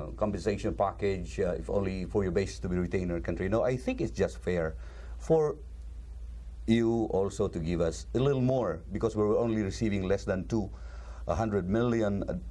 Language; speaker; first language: English; non-native, local second language; Cebuano